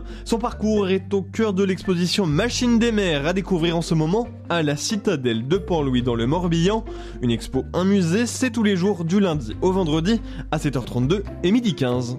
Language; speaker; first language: French; native; French